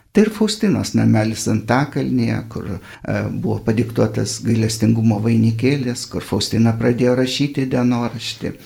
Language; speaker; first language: Lithuanian; native; Lithuanian